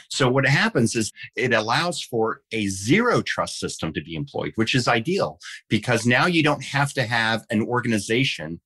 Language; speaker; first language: English; non-native, fluent; Danish